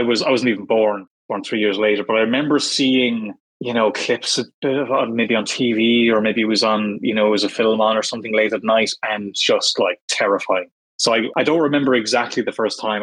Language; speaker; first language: English; native; English